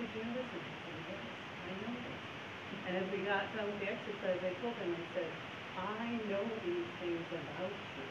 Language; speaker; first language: English; native; English